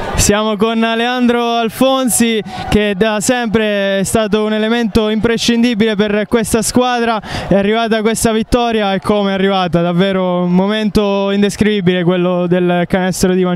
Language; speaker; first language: Italian; native; Italian